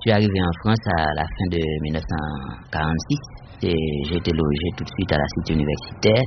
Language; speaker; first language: French; non-native, local second language; Haitian Creole